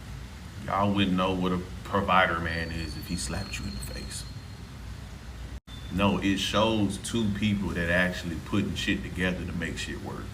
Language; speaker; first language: English; native; English